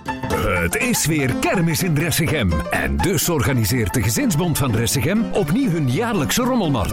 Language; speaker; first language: Dutch; native; Dutch